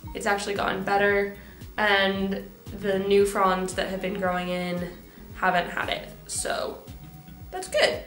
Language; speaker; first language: English; native; English